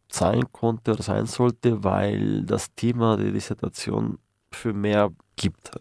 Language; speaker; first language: German; non-native, fluent; Spanish